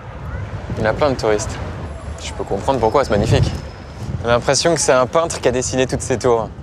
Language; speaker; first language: French; native; French